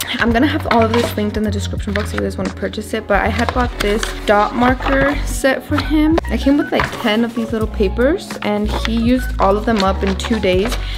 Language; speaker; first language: English; early bilingual, other home language; Spanish